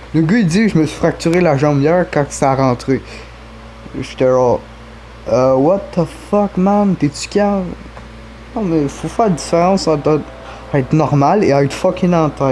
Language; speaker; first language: French; native; French